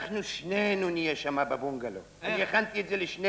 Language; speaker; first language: Hebrew; native; Hebrew